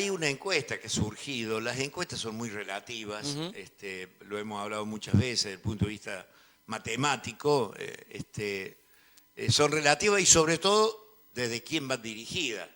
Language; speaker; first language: Spanish; native; Spanish